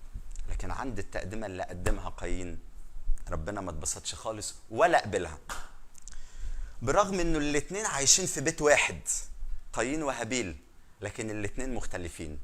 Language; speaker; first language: Arabic; native; Arabic